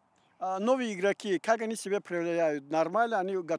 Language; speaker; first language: Russian; non-native, local second language; Tajik